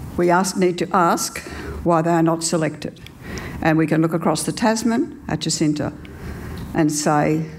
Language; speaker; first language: English; native; English